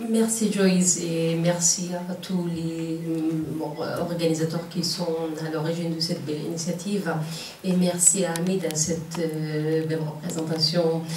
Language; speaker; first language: French; non-native, fluent; Kurdish